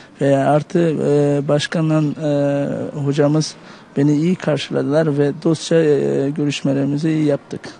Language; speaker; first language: Turkish; early bilingual, heritage; Turkish